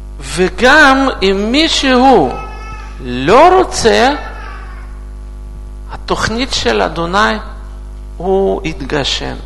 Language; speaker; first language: Hebrew; non-native, learner; Russian